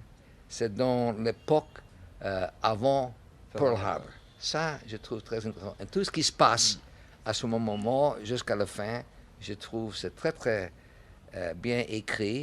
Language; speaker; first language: French; non-native, learner; English